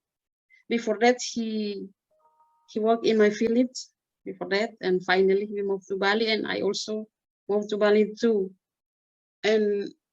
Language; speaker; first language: English; non-native, learner; Indonesian